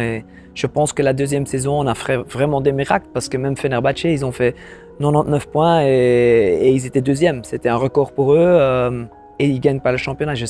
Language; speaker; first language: French; non-native, local second language; Dutch